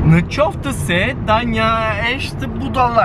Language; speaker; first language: Albanian; non-native, learner; Turkish